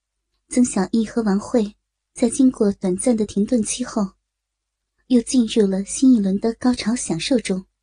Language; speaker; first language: Chinese; native; Chinese